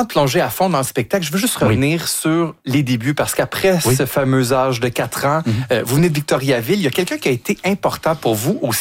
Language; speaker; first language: French; native; French